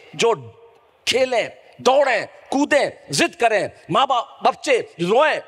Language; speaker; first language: Hindi; native; Hindi